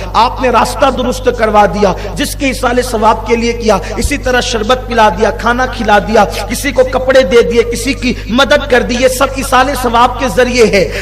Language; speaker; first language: Urdu; native; Urdu